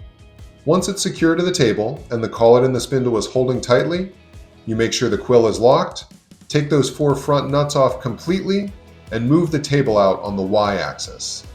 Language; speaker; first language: English; native; English